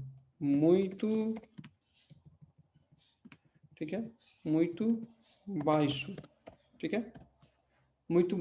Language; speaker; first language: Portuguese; non-native, fluent; Hindi